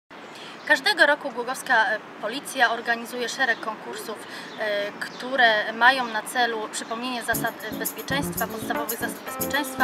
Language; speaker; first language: Polish; native; Polish